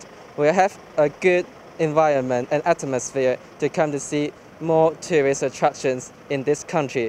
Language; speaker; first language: English; non-native, learner; Chinese